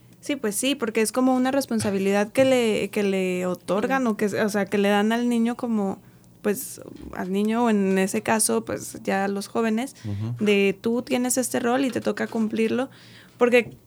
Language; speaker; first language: Spanish; native; Spanish